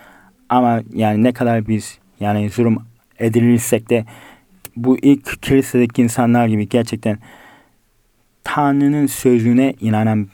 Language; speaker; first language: Turkish; non-native, fluent; Korean